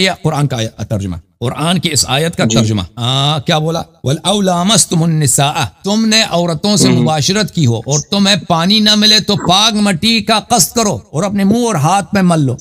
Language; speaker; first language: Urdu; non-native, local second language; Punjabi